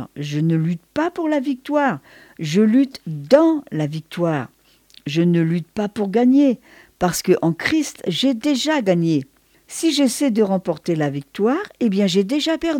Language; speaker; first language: French; native; French